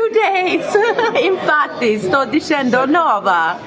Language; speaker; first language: Italian; non-native, learner; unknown